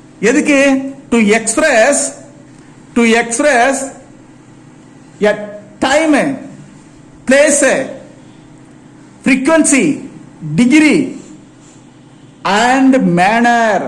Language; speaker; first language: English; non-native, local second language; Tamil